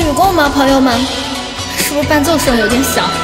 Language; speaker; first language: Chinese; native; Chinese